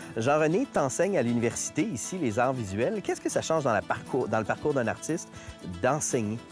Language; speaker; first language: French; native; French